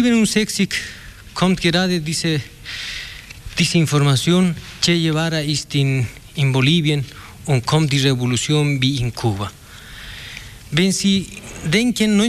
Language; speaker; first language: German; non-native, learner; Spanish